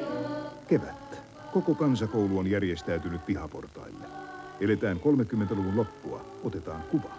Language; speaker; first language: Finnish; native; Finnish